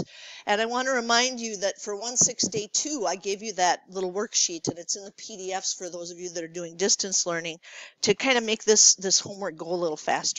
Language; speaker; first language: English; native; English